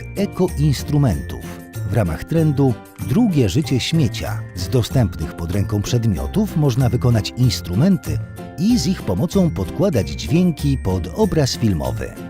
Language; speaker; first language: Polish; native; Polish